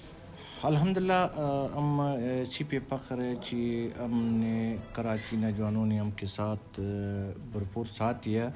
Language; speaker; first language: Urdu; non-native, local second language; Pashto